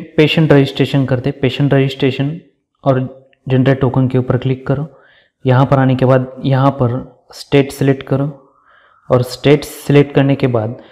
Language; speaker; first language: Hindi; non-native, local second language; Marathi